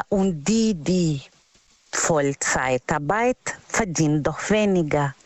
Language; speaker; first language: German; non-native, learner; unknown